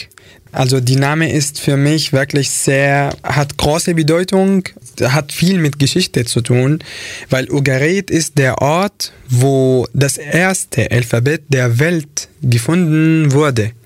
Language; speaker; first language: German; non-native, fluent; Arabic